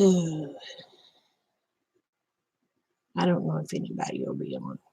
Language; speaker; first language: English; native; English